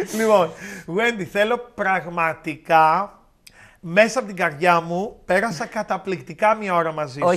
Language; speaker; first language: Greek; native; Greek